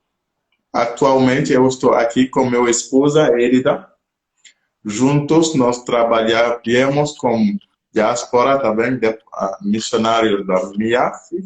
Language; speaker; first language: Portuguese; non-native, local second language; French